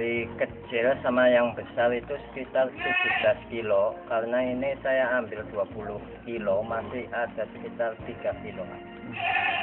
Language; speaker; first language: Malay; non-native, local second language; Javanese